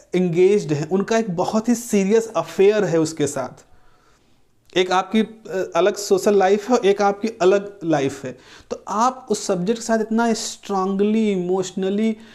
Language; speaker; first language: Hindi; native; Hindi